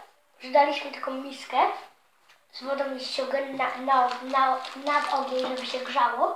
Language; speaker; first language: Polish; early bilingual, heritage; Polish